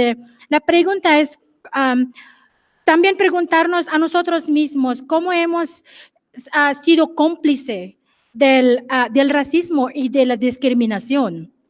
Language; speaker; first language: Spanish; non-native, fluent; English